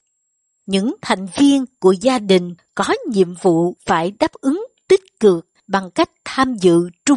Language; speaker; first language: Vietnamese; native; Vietnamese